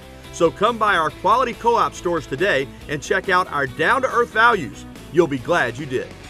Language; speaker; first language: English; native; English